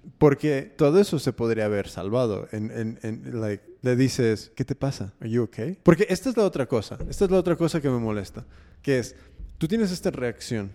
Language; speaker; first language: Spanish; early bilingual, heritage; Spanish